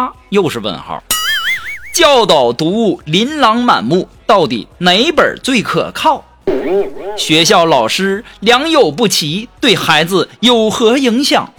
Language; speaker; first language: Chinese; native; Chinese